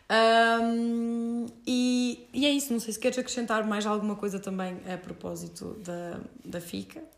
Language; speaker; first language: Portuguese; early bilingual, heritage; Portuguese